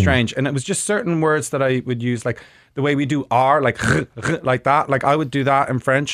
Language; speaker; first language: English; native; English